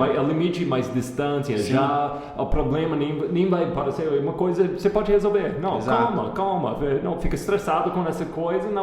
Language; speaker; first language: Portuguese; non-native, fluent; English